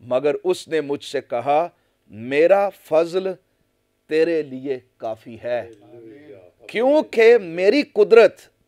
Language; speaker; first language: Urdu; non-native, local second language; Punjabi